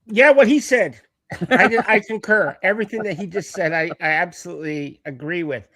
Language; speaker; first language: English; native; English